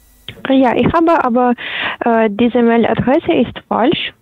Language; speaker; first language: German; non-native, learner; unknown